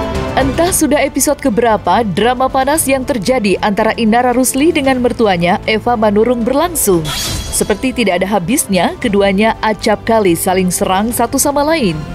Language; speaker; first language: Indonesian; native; Indonesian